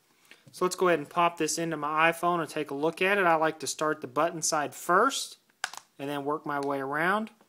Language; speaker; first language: English; native; English